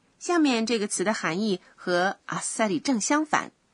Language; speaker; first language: Chinese; native; Chinese